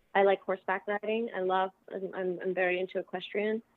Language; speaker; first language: English; native; English